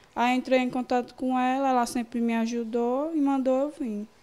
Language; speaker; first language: Portuguese; native; Portuguese